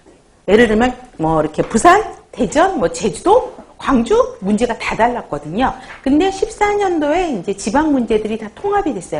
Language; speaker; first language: Korean; native; Korean